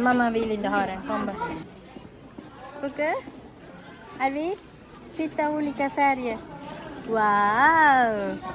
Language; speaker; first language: Swedish; non-native, learner; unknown